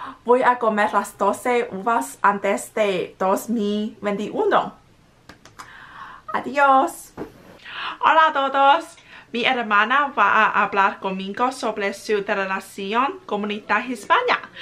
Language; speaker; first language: Spanish; non-native, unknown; English